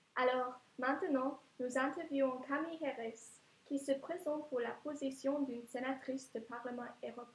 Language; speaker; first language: French; non-native, learner; English